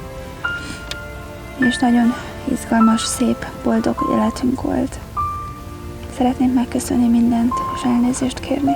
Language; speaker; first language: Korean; non-native, learner; Hungarian